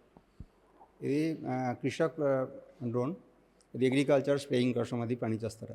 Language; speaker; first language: Telugu; non-native, local second language; Odia